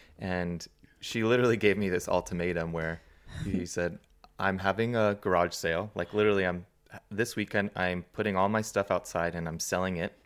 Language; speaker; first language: English; native; English